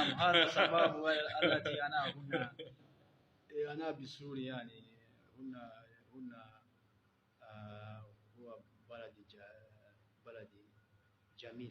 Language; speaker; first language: Arabic; non-native, learner; Kinyarwanda